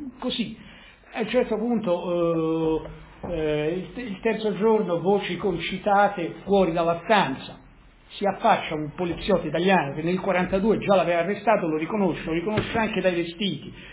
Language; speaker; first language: Italian; native; Italian